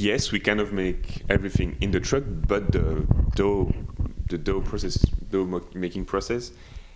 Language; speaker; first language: English; non-native, fluent; French